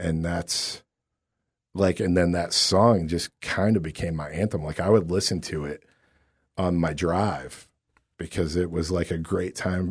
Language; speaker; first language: English; native; English